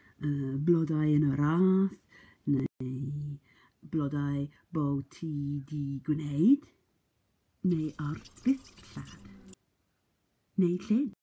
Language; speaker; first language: Welsh; non-native, learner; English